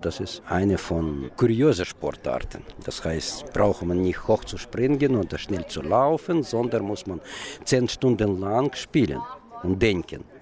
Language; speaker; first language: German; non-native, learner; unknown